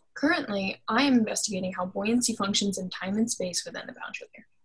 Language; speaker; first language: English; native; English